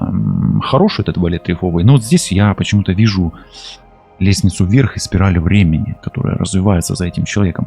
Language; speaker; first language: Russian; non-native, local second language; Ukrainian